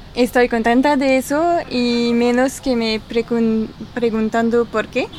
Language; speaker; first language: Spanish; non-native, learner; French